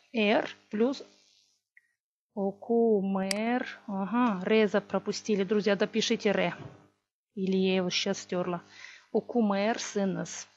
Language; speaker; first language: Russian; non-native, local second language; Gagauz